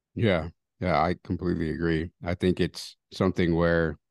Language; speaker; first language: English; early bilingual, other home language; Spanish